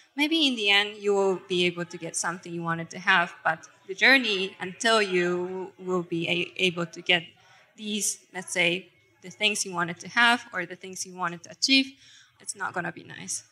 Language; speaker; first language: English; non-native, fluent; Japanese